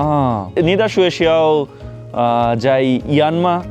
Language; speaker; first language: Chinese; non-native, learner; Bangla